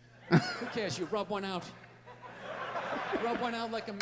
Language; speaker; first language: English; native; English